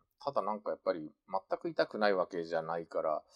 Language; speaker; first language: Japanese; native; Japanese